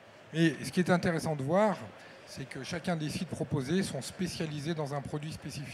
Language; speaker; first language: French; native; French